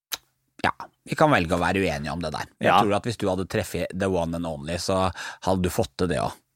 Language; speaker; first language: Norwegian; native; Norwegian